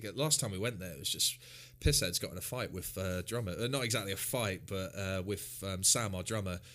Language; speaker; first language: English; native; English